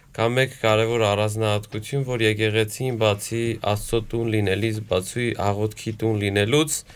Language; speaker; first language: Armenian; native; Armenian